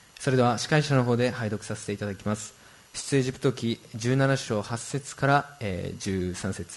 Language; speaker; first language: Japanese; native; Japanese